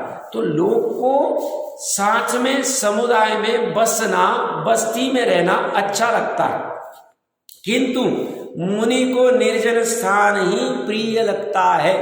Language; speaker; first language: Hindi; native; Hindi